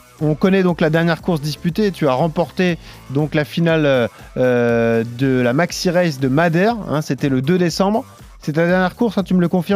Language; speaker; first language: French; native; French